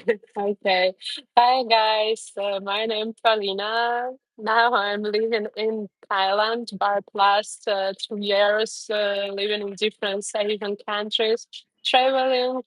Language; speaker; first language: English; non-native, learner; Russian